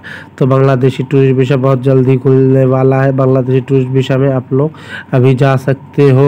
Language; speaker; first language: Hindi; non-native, local second language; Bangla